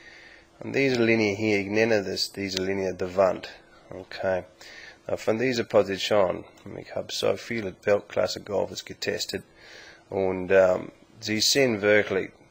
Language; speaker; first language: German; non-native, learner; English